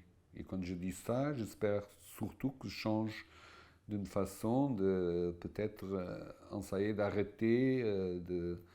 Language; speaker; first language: French; non-native, fluent; Portuguese